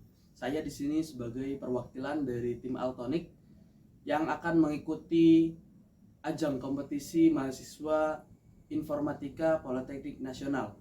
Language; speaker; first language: Indonesian; non-native, local second language; Javanese